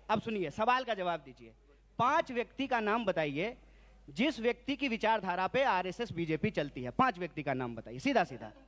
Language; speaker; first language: Hindi; native; Hindi